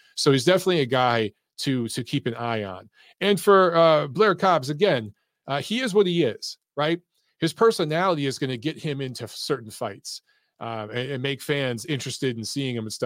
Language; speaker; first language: English; native; English